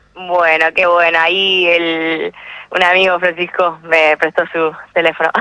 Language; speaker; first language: Spanish; early bilingual, other home language; English